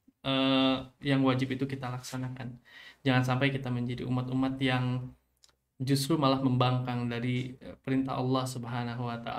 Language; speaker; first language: Indonesian; native; Indonesian